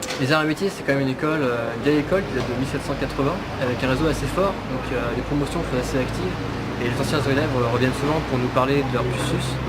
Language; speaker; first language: French; native; French